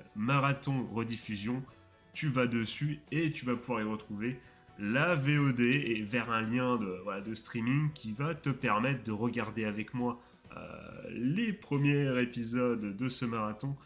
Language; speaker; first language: French; native; French